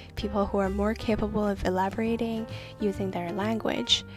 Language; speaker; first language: English; non-native, local second language; Cantonese